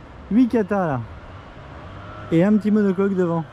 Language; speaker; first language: French; native; French